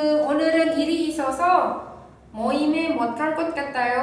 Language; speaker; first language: Korean; non-native, fluent; Indonesian